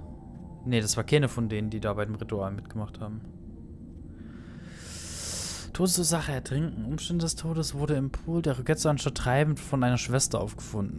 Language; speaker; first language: German; native; German